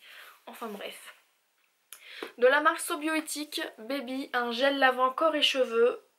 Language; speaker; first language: French; native; French